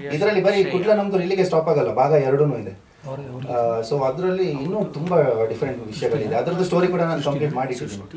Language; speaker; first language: Kannada; non-native, local second language; Tulu